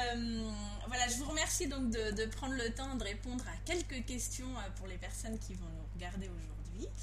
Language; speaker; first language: French; native; French